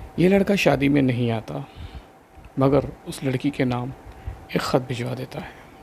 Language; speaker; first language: Urdu; non-native, local second language; Sindhi